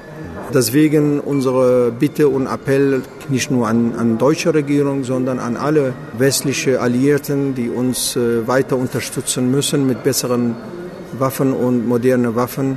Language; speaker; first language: German; non-native, fluent; Kurdish